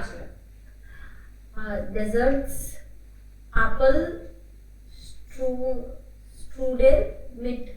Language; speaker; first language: German; non-native, learner; Hindi